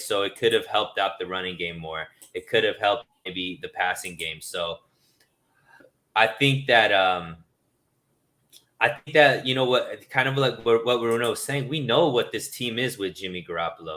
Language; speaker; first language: English; native; English